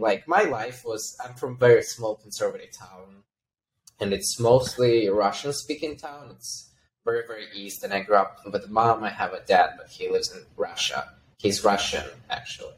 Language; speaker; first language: English; non-native, fluent; Ukrainian